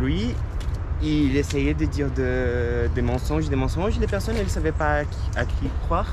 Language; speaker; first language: French; non-native, fluent; Portuguese